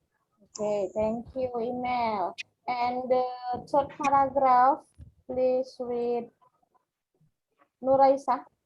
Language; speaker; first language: English; non-native, fluent; Indonesian